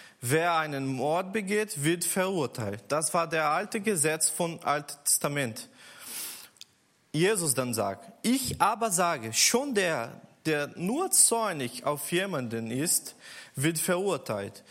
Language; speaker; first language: German; non-native, learner; Portuguese